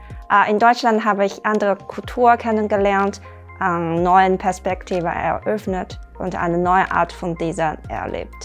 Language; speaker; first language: German; non-native, fluent; Chinese